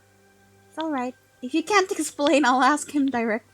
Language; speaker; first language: English; native; English